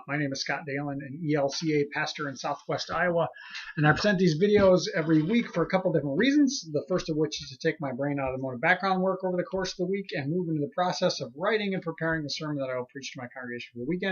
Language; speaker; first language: English; native; English